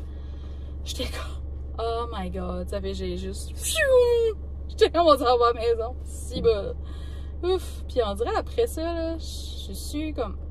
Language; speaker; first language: French; native; French